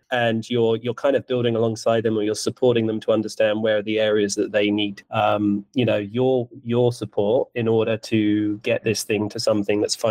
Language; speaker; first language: English; native; English